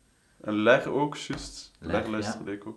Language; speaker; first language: Dutch; native; Dutch